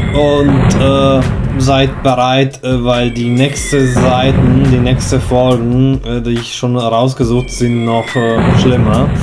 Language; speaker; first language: German; non-native, fluent; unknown